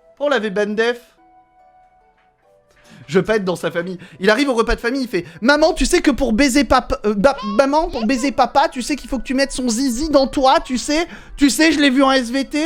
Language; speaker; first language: French; native; French